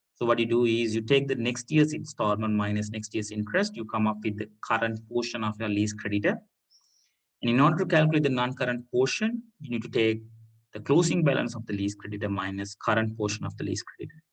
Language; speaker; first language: English; non-native, local second language; Sinhala